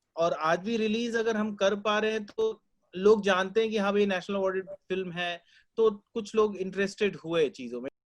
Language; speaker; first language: Hindi; native; Hindi